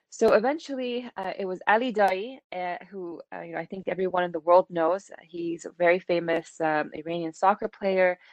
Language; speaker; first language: English; native; English